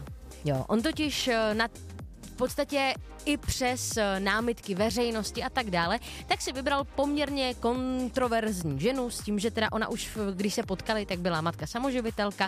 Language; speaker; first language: Czech; native; Czech